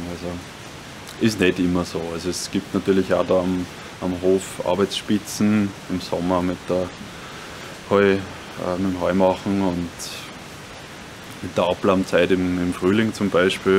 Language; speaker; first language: German; native; German